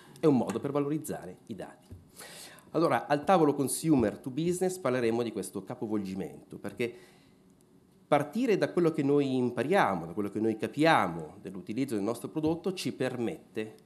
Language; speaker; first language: Italian; native; Italian